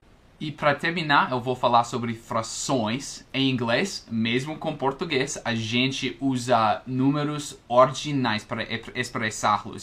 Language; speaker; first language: Portuguese; non-native, fluent; English